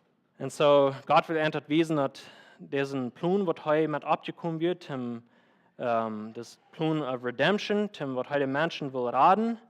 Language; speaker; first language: German; non-native, learner; Plautdietsch